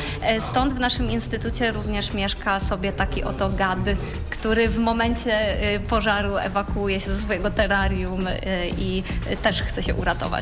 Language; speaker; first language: Polish; native; Polish